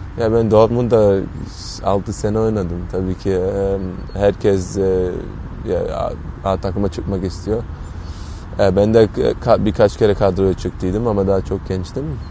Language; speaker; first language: Turkish; early bilingual, heritage; Turkish